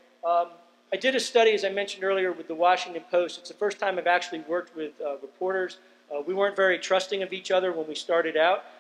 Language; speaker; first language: English; native; English